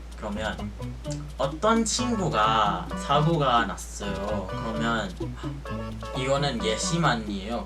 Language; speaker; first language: Korean; non-native, fluent; Filipino